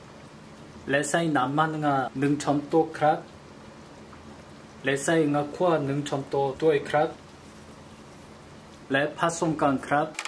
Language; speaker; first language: Thai; non-native, learner; Korean